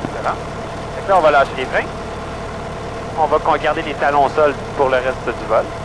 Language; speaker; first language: French; native; French